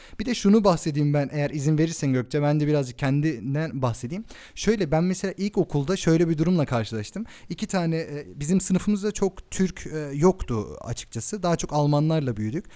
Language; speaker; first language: Turkish; early bilingual, heritage; Turkish